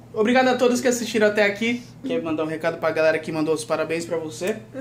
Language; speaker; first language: Portuguese; native; Portuguese